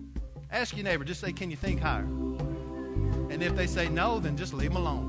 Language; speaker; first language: English; native; English